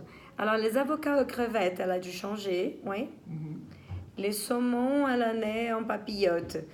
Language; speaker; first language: French; non-native, fluent; Portuguese